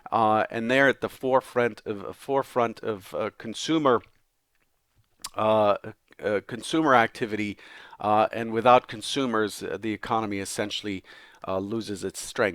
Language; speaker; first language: English; native; English